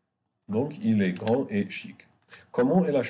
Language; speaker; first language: French; non-native, fluent; Arabic